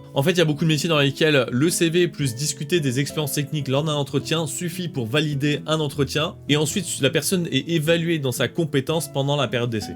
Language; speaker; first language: French; native; French